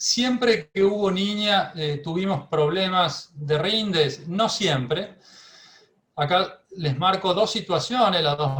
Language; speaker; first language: Spanish; native; Spanish